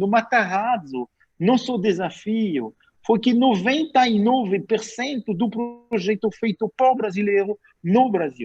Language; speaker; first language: Portuguese; non-native, fluent; French